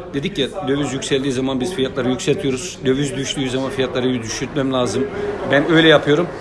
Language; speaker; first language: Turkish; native; Turkish